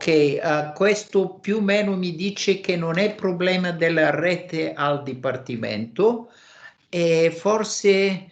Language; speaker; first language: Italian; non-native, fluent; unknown